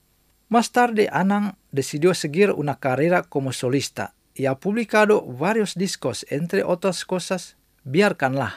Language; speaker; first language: Spanish; non-native, fluent; Indonesian